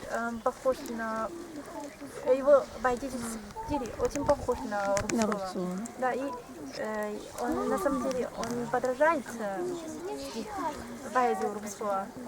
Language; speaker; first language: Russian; non-native, learner; Chinese